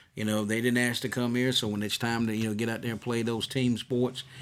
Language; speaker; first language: English; native; English